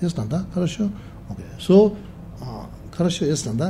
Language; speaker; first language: Russian; non-native, learner; Tibetan